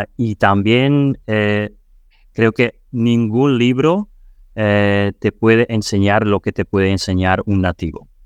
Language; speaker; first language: Spanish; non-native, fluent; Ukrainian